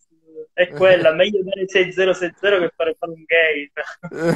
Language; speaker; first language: Italian; native; Italian